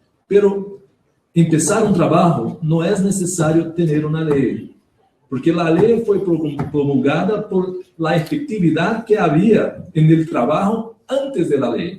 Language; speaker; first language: Spanish; non-native, learner; Portuguese